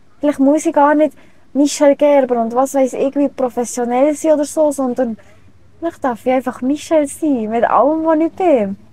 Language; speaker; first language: German; native; German